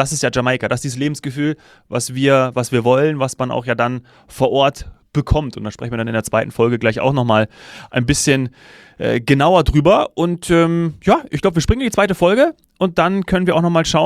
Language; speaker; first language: German; native; German